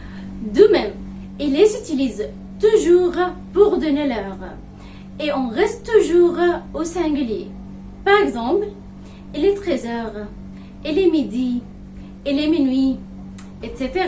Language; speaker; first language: French; non-native, fluent; Arabic